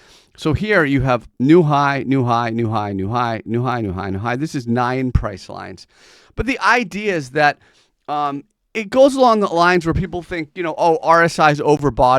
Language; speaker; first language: English; native; English